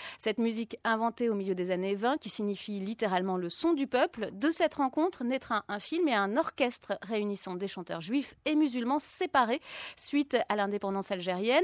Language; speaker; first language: French; native; French